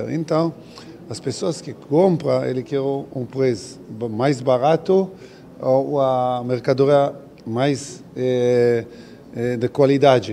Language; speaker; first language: Portuguese; non-native, fluent; Hebrew